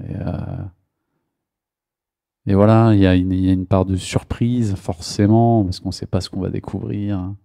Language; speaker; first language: French; native; French